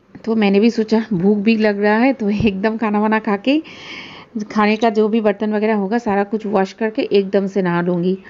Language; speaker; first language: Hindi; non-native, local second language; Bangla